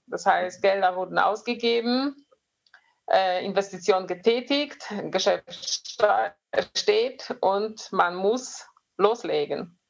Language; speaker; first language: German; non-native, fluent; Polish